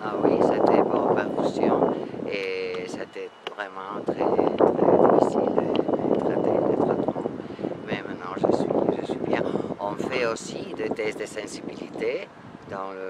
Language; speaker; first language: French; non-native, fluent; Spanish